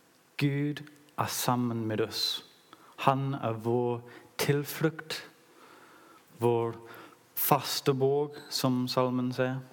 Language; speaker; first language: Norwegian; non-native, learner; English